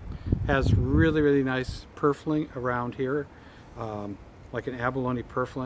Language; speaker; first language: English; native; English